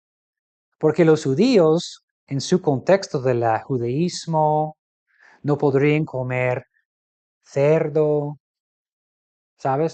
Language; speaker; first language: Spanish; non-native, fluent; English